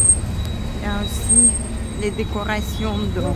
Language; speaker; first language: French; non-native, fluent; Russian